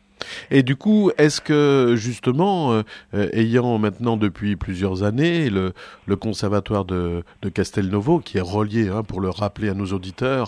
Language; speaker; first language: French; native; French